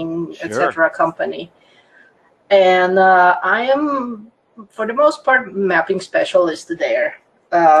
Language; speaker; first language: English; non-native, fluent; Croatian